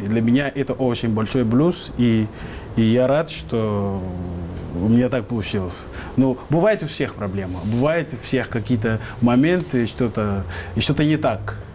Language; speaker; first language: Russian; non-native, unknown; Arabic